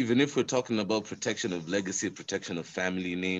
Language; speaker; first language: English; non-native, local second language; Swahili